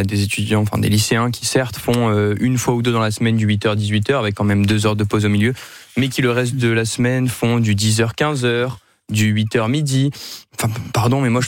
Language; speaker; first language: French; native; French